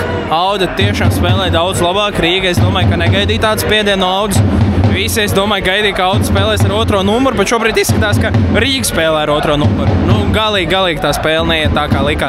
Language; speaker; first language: Latvian; native; Latvian